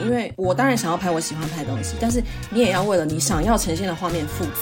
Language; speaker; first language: Chinese; native; Chinese